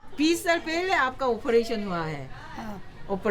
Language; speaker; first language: Hindi; non-native, fluent; Korean